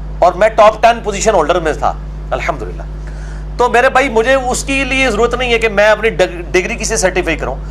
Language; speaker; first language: Urdu; non-native, local second language; Punjabi